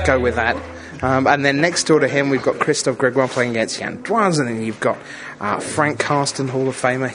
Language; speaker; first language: English; native; English